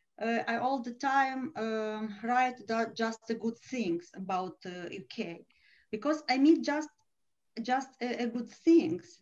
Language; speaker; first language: English; non-native, learner; Romanian